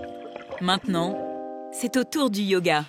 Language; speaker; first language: French; native; French